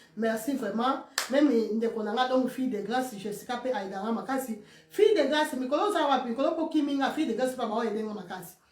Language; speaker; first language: French; non-native, local second language; Lingala